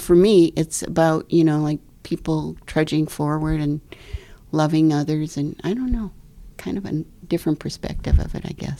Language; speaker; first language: English; native; English